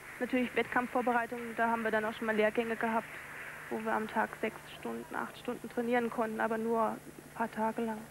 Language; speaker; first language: German; native; German